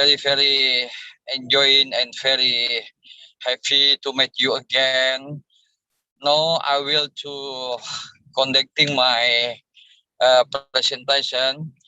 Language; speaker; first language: English; non-native, learner; Indonesian